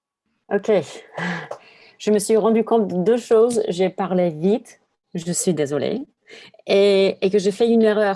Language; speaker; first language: French; non-native, fluent; English